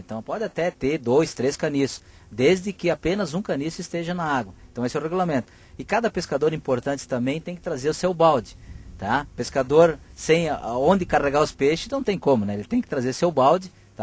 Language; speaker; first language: Portuguese; native; Portuguese